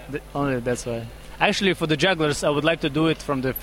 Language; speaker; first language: English; non-native, learner; Russian